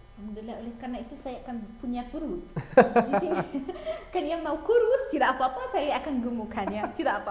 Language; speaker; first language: Indonesian; non-native, learner; Arabic